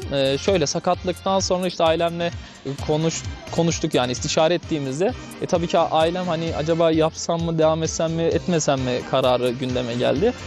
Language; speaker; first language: Turkish; native; Turkish